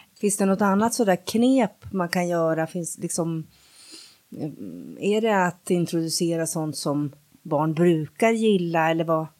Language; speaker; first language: Swedish; native; Swedish